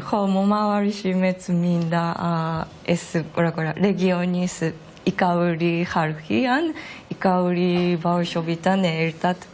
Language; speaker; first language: Georgian; non-native, learner; Japanese